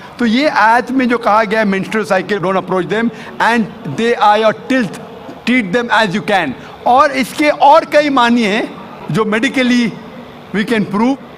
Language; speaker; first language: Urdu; non-native, local second language; Konkani